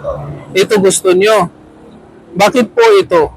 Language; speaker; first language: Filipino; non-native, fluent; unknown